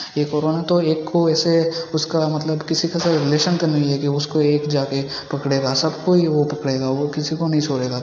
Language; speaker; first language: Hindi; non-native, local second language; Bangla